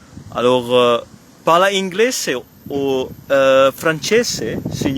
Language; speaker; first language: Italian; non-native, fluent; French